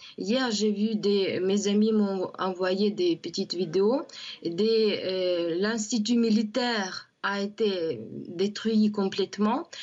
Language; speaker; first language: French; non-native, fluent; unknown